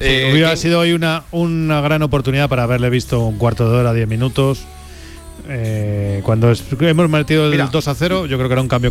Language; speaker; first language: Spanish; native; Spanish